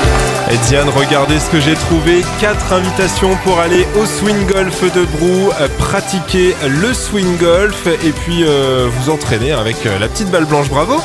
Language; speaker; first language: French; native; French